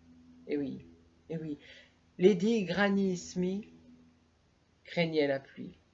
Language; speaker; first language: French; native; French